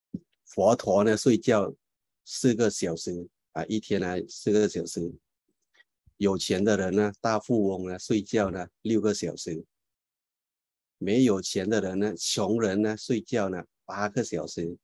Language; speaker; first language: Chinese; non-native, fluent; Thai